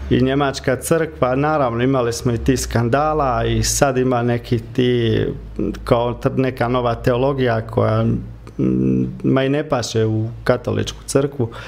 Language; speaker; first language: Croatian; early bilingual, heritage; Croatian